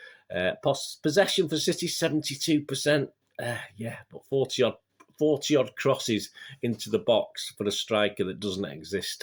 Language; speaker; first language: English; native; English